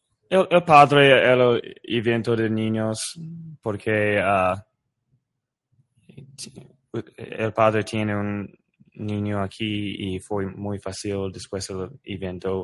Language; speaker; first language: Spanish; non-native, learner; English